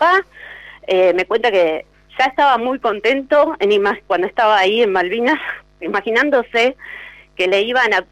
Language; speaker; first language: Spanish; native; Spanish